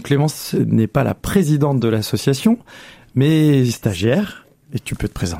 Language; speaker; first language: French; native; French